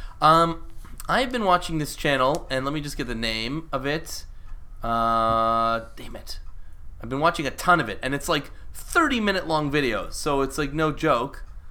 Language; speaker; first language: English; native; English